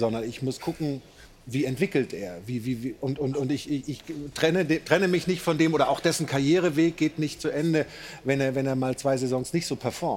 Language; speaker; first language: German; native; German